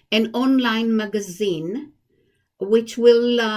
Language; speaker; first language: English; non-native, fluent; Hebrew